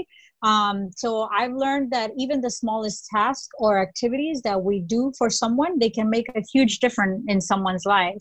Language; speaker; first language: English; early bilingual, other home language; Spanish